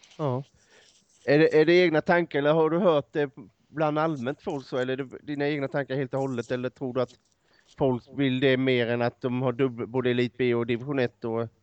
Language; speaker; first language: Swedish; native; Swedish